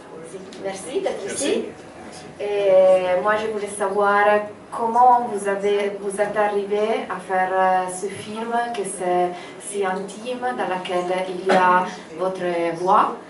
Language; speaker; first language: French; non-native, fluent; Italian